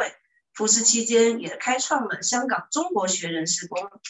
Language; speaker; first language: Chinese; native; Chinese